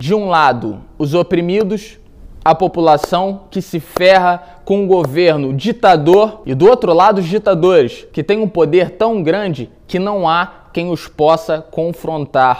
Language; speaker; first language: Portuguese; native; Portuguese